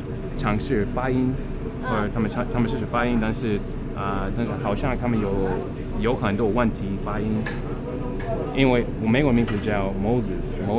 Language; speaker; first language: Chinese; non-native, fluent; English